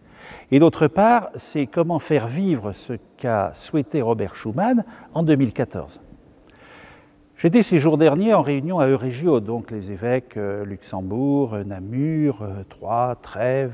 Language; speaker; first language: French; native; French